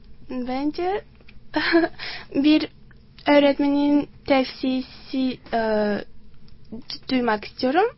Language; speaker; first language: Turkish; non-native, learner; Tajik